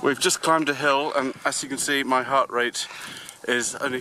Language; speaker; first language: English; native; English